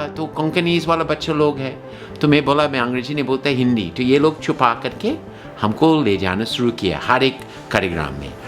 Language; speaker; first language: Hindi; non-native, fluent; English